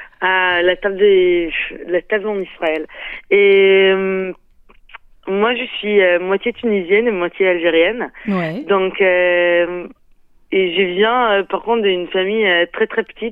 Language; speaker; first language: French; non-native, fluent; Hebrew